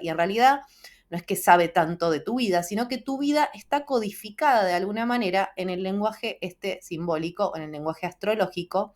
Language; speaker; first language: Spanish; native; Spanish